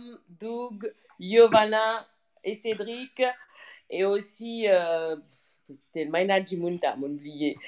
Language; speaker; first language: French; non-native, local second language; Morisyen